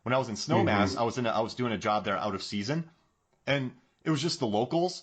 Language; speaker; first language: English; native; English